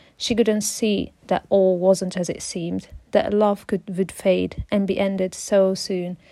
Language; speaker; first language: English; non-native, fluent; Italian